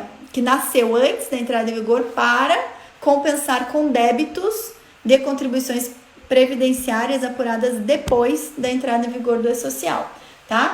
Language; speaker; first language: Portuguese; native; Portuguese